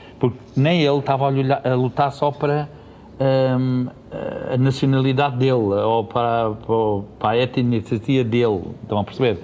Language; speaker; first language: Portuguese; early bilingual, heritage; Portuguese